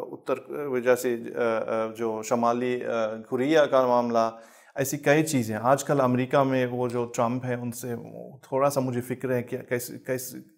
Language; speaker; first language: Urdu; non-native, fluent; German